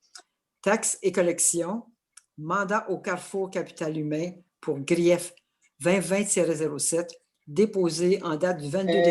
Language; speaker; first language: French; native; French